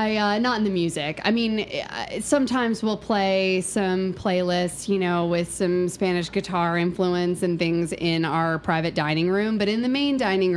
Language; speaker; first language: English; native; English